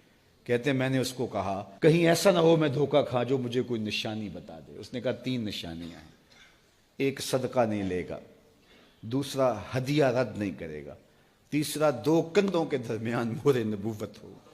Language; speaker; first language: Urdu; native; Urdu